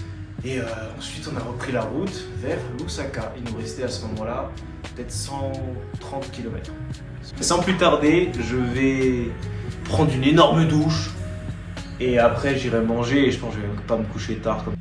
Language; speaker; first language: French; native; French